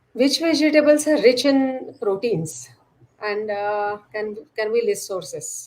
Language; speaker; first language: English; non-native, local second language; Marathi